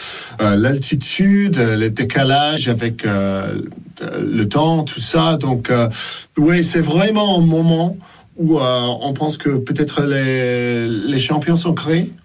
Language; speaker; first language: French; non-native, fluent; English